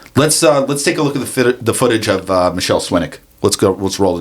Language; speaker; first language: English; native; English